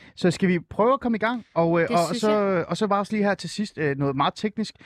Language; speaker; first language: Danish; native; Danish